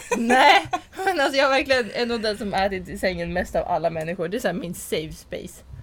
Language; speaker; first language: Swedish; native; Swedish